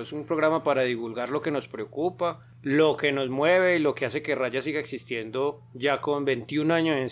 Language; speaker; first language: Spanish; native; Spanish